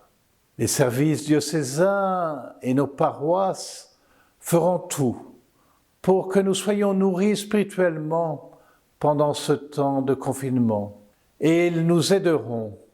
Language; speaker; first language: French; native; French